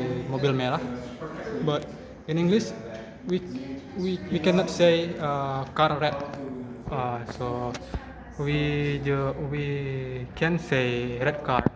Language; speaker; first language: English; non-native, learner; Indonesian